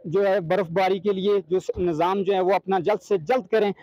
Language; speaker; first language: Urdu; native; Urdu